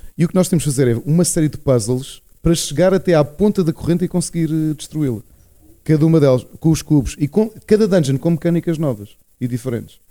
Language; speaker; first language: Portuguese; native; Portuguese